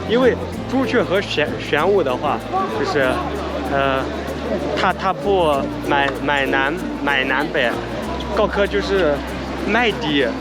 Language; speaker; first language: Chinese; native; Chinese